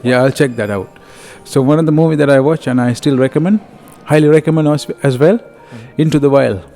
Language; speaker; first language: English; non-native, fluent; Sinhala